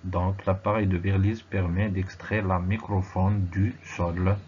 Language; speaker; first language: French; non-native, local second language; Arabic